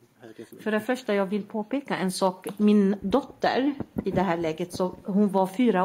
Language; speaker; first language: Swedish; non-native, fluent; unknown